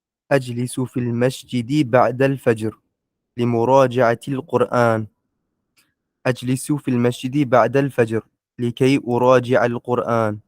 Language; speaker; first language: Arabic; non-native, learner; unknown